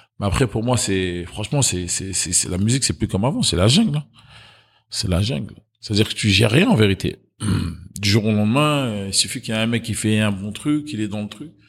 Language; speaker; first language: French; early bilingual, other home language; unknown